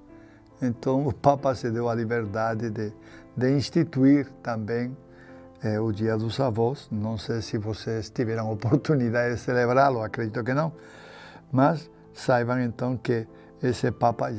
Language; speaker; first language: Portuguese; non-native, fluent; Spanish